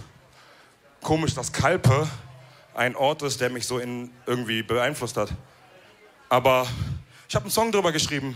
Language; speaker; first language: German; early bilingual, other home language; Wolof